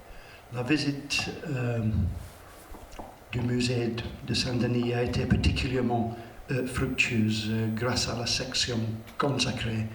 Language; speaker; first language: French; non-native, learner; English